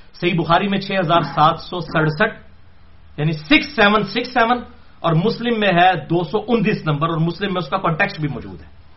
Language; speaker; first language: Urdu; non-native, local second language; Punjabi